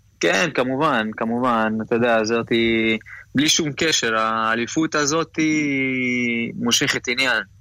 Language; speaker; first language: Hebrew; non-native, local second language; Arabic